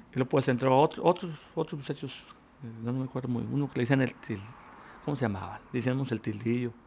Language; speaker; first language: Spanish; native; Spanish